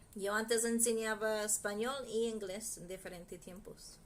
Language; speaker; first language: Spanish; non-native, fluent; English